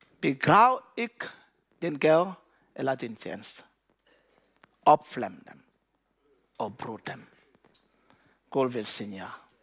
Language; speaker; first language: Danish; non-native, learner; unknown